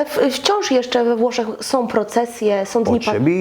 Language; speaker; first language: Polish; native; Polish